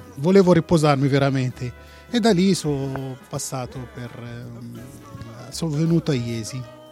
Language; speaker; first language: Italian; non-native, fluent; Arabic